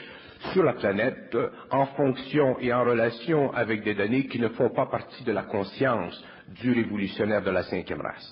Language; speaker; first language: French; native; French